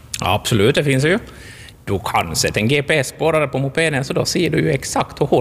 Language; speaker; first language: Swedish; native; Swedish